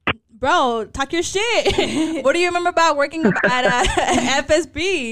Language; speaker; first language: English; early bilingual, other home language; Spanish